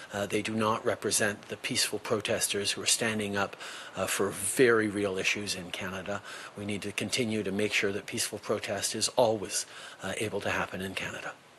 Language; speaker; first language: English; early bilingual, other home language; French